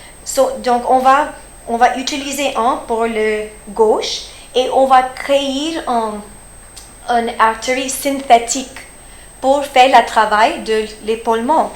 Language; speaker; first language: French; early bilingual, heritage; French